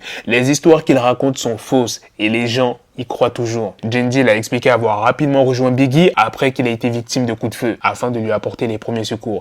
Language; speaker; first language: French; native; French